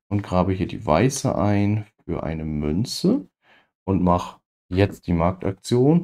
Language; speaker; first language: German; native; German